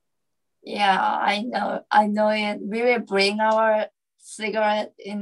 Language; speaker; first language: English; non-native, learner; Korean